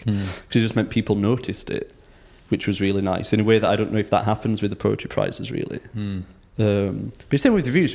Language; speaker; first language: English; native; English